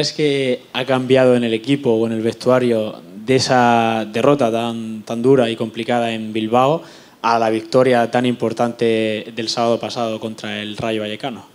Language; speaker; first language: Spanish; native; Spanish